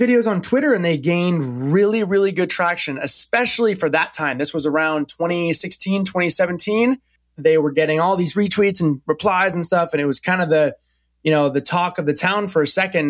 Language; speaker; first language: English; native; English